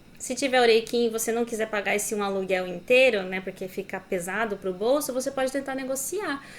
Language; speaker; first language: Portuguese; native; Portuguese